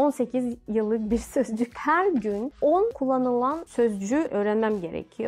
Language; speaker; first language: Turkish; non-native, fluent; Russian